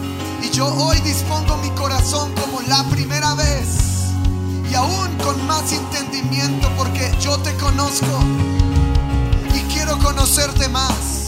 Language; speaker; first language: Spanish; native; Spanish